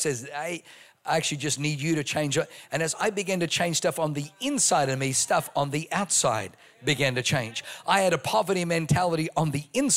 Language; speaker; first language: English; non-native, local second language; German